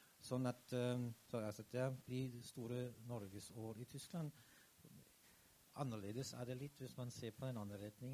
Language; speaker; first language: Norwegian; non-native, fluent; German